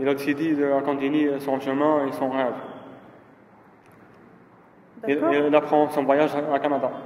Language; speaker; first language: French; non-native, learner; Arabic